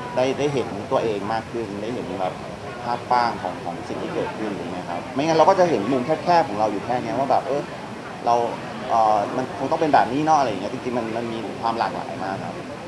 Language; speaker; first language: Thai; native; Thai